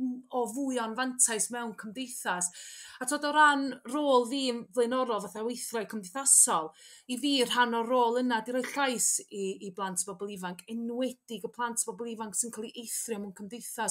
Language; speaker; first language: Welsh; native; Welsh